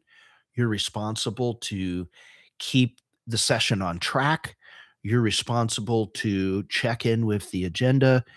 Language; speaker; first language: English; native; English